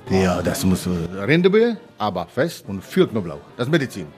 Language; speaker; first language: German; non-native, learner; Czech